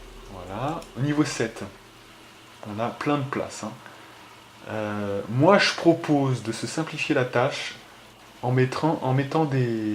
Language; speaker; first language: French; native; French